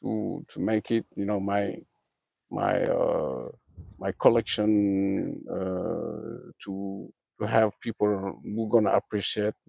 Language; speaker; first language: English; non-native, learner; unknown